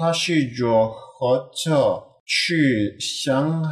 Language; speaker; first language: Chinese; non-native, learner; Korean